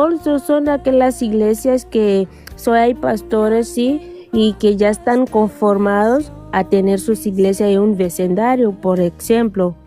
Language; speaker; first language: Spanish; non-native, fluent; Portuguese